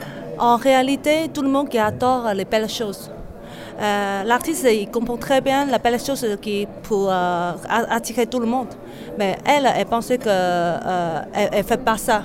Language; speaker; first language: French; non-native, fluent; Chinese